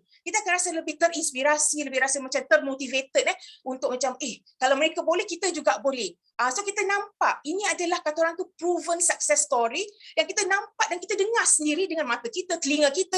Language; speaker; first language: Malay; native; Malay